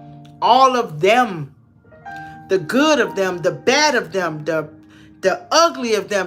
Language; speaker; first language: English; native; English